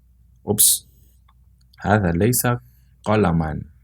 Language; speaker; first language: Arabic; non-native, fluent; Portuguese